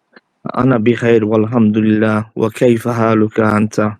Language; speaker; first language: Arabic; non-native, learner; English